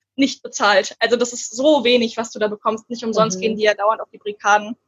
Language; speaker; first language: German; native; German